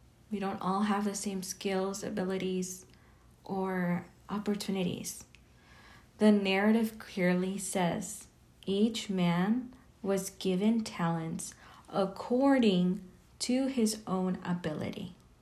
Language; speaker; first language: English; early bilingual, other home language; Spanish